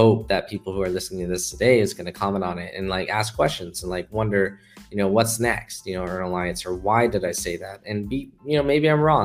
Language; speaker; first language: English; native; English